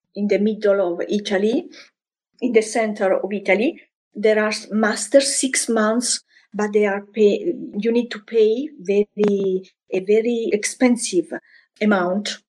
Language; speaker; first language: English; non-native, fluent; Italian